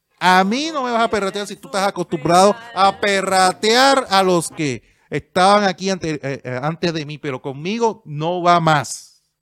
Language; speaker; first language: Spanish; native; Spanish